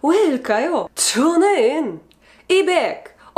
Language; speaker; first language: Korean; non-native, learner; Russian